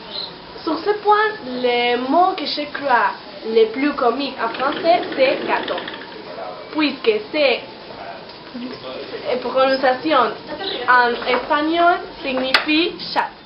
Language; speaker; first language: French; non-native, learner; Spanish